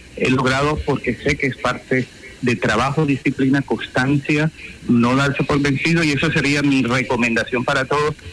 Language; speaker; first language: Spanish; native; Spanish